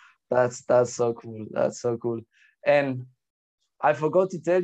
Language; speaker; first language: English; non-native, fluent; Spanish